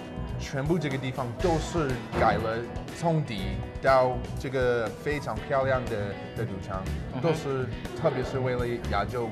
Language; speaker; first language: Chinese; non-native, fluent; English